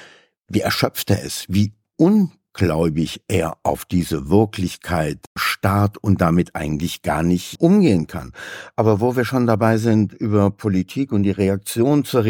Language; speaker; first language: German; native; German